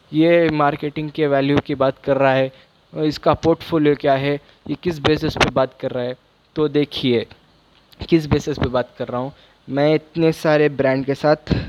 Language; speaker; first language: Hindi; non-native, local second language; Urdu